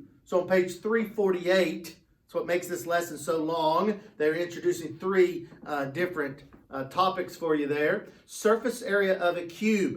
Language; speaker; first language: English; native; English